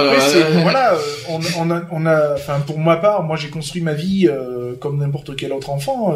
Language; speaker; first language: French; native; French